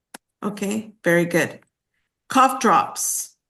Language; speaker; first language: English; non-native, fluent; Spanish